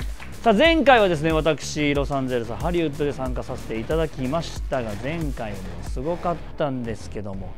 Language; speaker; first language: Japanese; native; Japanese